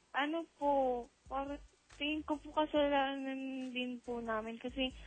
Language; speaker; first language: Filipino; native; Filipino